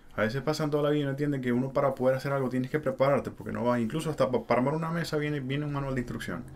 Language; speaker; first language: Spanish; native; Spanish